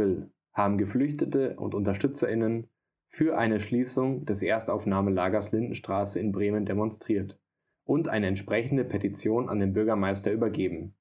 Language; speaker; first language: German; native; German